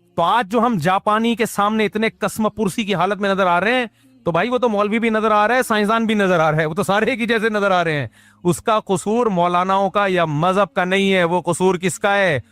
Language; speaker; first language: Urdu; native; Urdu